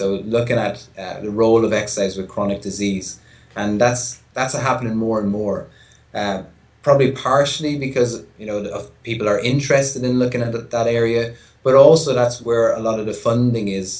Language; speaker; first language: English; native; English